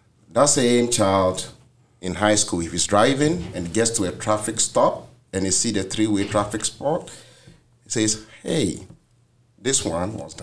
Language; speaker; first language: English; non-native, local second language; Akan